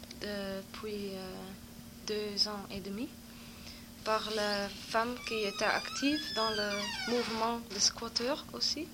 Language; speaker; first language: French; non-native, learner; Dutch